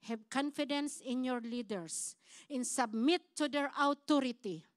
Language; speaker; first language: English; non-native, local second language; Filipino